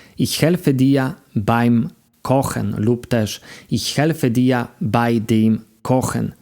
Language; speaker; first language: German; non-native, fluent; Polish